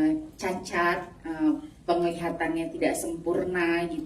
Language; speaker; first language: Indonesian; native; Indonesian